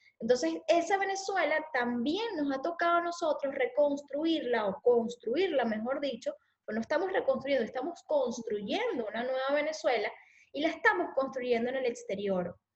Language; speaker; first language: Spanish; native; Spanish